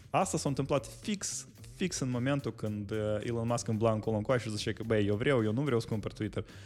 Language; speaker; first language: Romanian; native; Romanian